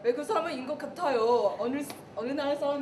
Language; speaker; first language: Korean; non-native, learner; Cantonese